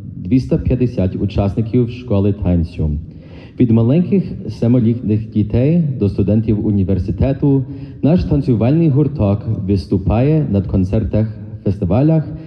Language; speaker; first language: Ukrainian; early bilingual, other home language; English